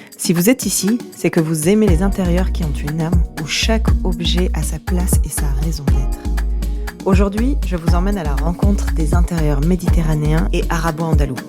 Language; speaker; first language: French; native; French